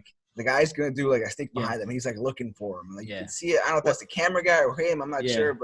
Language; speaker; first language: English; native; English